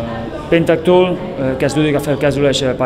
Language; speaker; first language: Hungarian; non-native, learner; Spanish